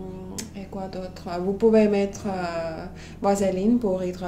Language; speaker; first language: French; non-native, fluent; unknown